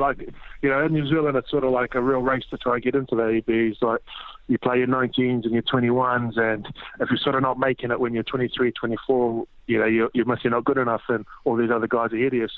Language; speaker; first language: English; native; English